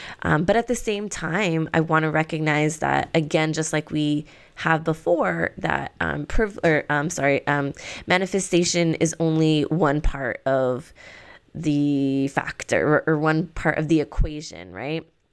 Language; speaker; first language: English; early bilingual, other home language; Spanish